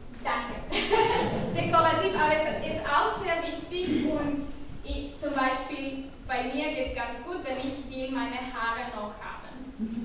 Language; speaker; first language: German; non-native, learner; Catalan